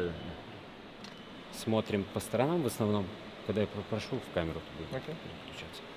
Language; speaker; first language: Russian; native; Russian